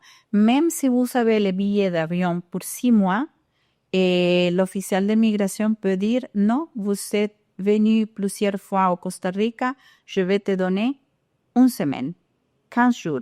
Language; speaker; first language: French; non-native, fluent; Spanish